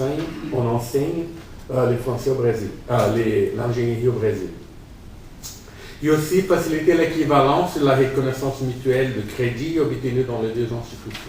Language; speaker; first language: French; non-native, fluent; Portuguese